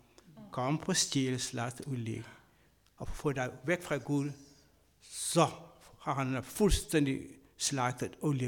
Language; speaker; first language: Danish; non-native, fluent; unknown